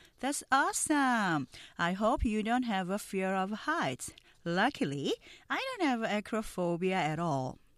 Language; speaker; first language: English; non-native, fluent; Korean